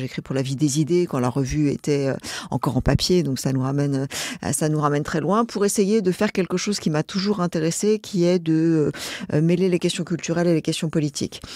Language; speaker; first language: French; native; French